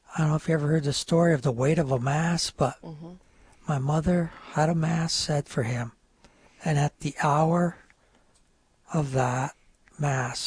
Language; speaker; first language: English; non-native, local second language; French